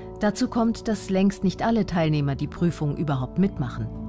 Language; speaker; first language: German; native; German